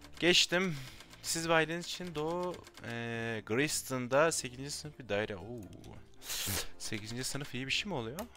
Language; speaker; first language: Turkish; native; Turkish